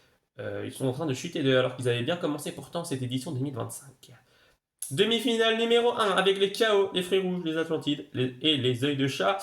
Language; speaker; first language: French; native; French